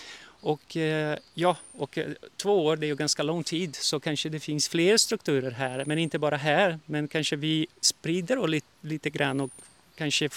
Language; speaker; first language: Swedish; early bilingual, heritage; Portuguese